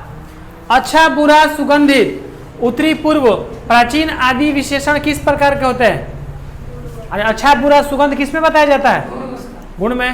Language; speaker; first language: Hindi; non-native, local second language; Bhojpuri